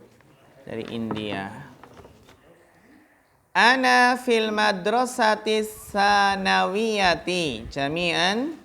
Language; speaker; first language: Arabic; non-native, fluent; Indonesian